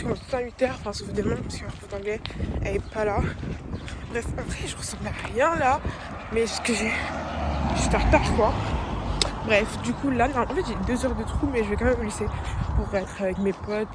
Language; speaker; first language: French; native; French